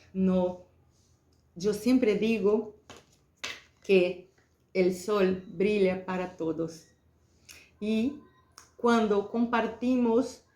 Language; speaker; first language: Spanish; non-native, fluent; Portuguese